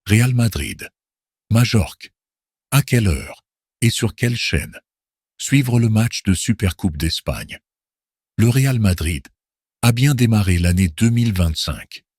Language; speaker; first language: French; native; French